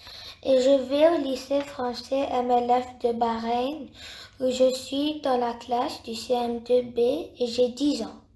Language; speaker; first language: French; non-native, learner; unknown